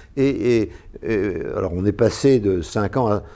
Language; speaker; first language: French; native; French